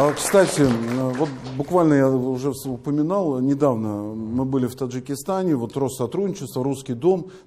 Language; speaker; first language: Russian; native; Russian